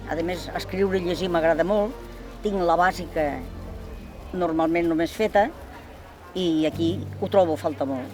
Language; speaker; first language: Catalan; non-native, local second language; Spanish